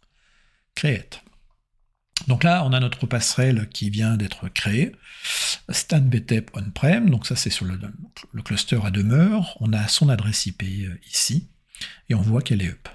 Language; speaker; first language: French; native; French